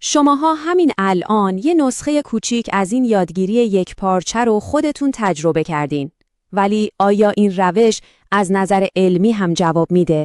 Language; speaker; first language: Persian; native; Persian